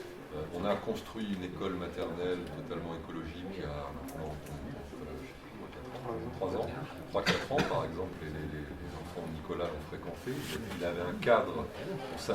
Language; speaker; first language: French; native; French